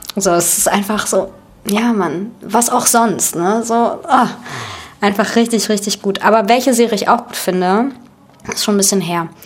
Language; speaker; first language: German; early bilingual, other home language; Russian